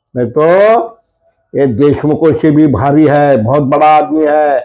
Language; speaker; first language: Hindi; non-native, local second language; Marathi